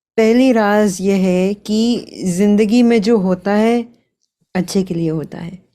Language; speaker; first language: Hindi; early bilingual, heritage; Hindi